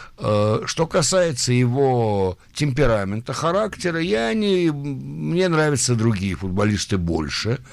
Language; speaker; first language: Russian; early bilingual, heritage; Russian